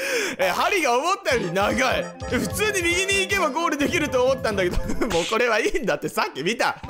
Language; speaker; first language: Japanese; native; Japanese